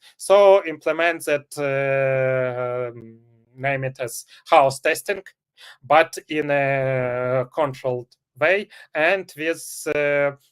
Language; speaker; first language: English; non-native, fluent; Ukrainian